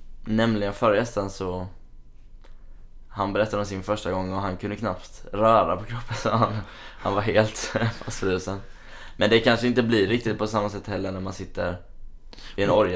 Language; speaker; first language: Swedish; native; Swedish